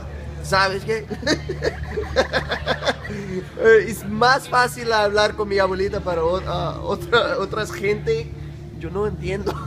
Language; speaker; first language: Spanish; early bilingual, heritage; English